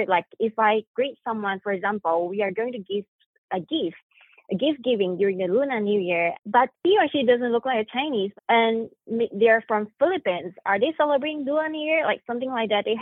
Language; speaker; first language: English; non-native, local second language; Chinese